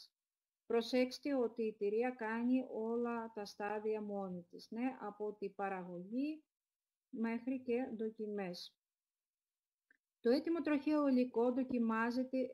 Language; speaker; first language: Greek; non-native, fluent; Russian